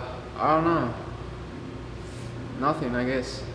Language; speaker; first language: English; non-native, fluent; Spanish